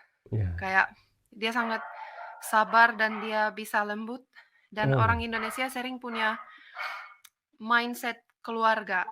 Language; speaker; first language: Indonesian; non-native, fluent; Finnish